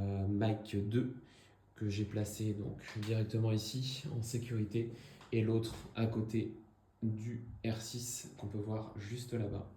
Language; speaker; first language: French; native; French